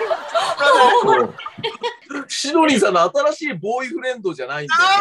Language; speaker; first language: Japanese; native; Japanese